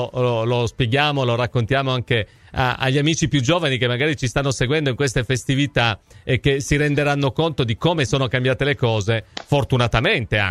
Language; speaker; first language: Italian; native; Italian